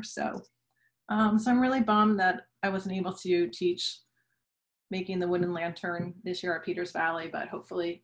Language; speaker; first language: English; native; English